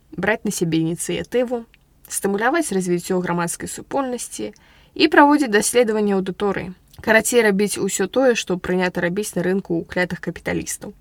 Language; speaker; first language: Belarusian; non-native, local second language; Russian